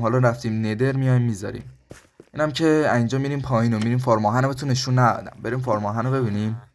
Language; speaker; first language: Persian; early bilingual, heritage; Persian